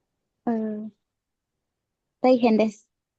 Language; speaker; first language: Japanese; non-native, learner; Indonesian